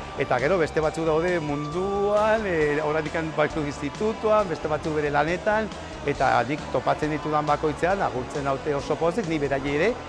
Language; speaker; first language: Basque; non-native, local second language; Spanish